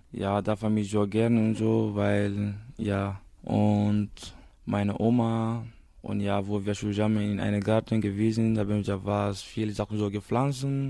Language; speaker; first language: German; non-native, learner; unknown